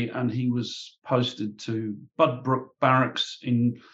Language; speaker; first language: English; native; English